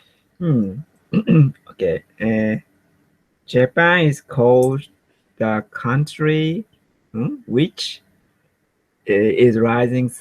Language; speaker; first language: English; non-native, learner; Japanese